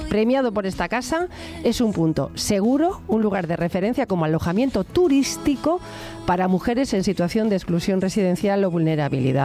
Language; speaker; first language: Spanish; native; Spanish